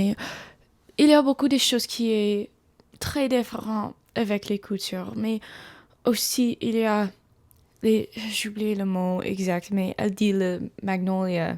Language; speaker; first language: French; non-native, learner; English